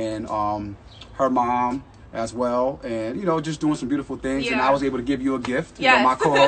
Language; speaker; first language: English; native; English